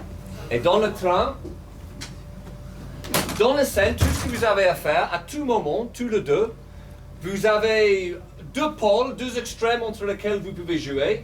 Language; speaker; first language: French; native; French